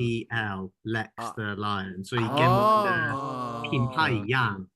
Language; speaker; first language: Chinese; non-native, fluent; English